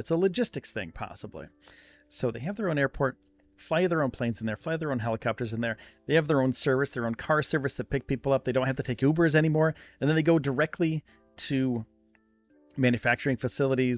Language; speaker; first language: English; native; English